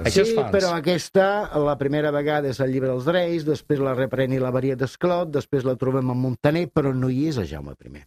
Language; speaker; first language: Catalan; non-native, fluent; Italian